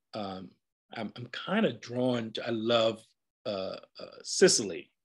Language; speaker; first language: English; native; English